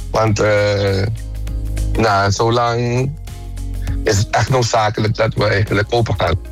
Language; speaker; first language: Dutch; non-native, local second language; Papiamento